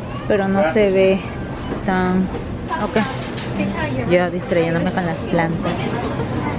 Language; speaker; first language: Spanish; native; Spanish